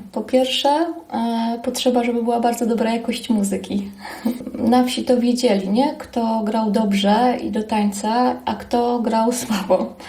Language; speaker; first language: Polish; native; Polish